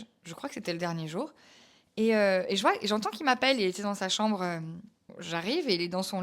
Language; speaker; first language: French; native; French